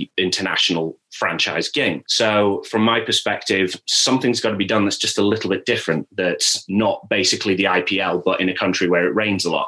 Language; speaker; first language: English; native; English